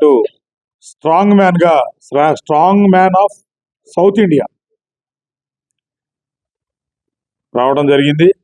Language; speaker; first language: Telugu; native; Telugu